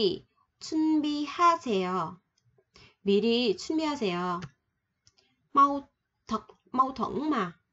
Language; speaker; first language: Korean; non-native, fluent; Vietnamese